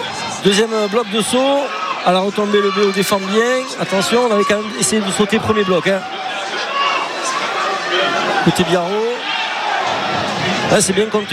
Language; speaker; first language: French; native; French